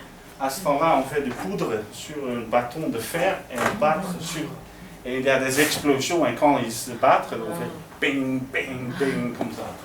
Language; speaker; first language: French; non-native, fluent; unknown